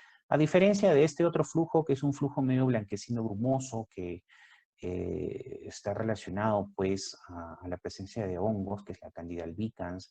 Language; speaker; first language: Spanish; native; Spanish